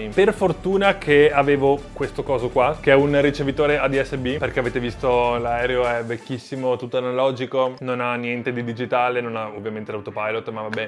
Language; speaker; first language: Italian; native; Italian